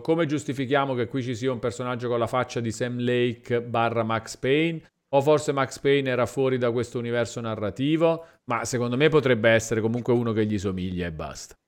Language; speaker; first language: Italian; native; Italian